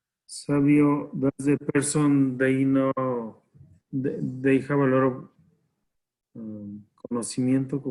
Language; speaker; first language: English; non-native, learner; Spanish